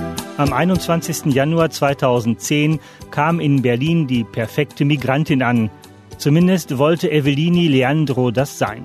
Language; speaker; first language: German; native; German